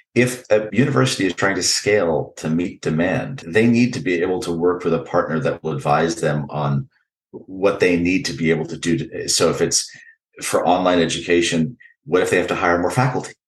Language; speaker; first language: English; native; English